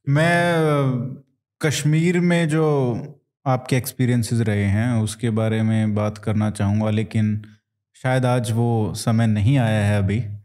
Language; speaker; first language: Hindi; native; Hindi